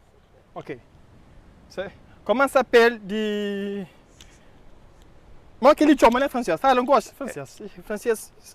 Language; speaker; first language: French; non-native, learner; Kabuverdianu